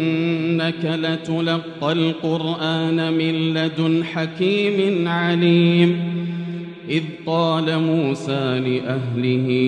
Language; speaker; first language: Arabic; native; Arabic